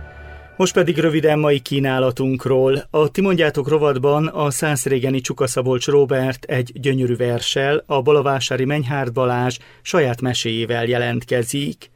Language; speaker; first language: Hungarian; native; Hungarian